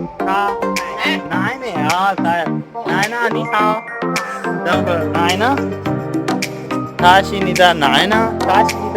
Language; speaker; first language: Chinese; non-native, learner; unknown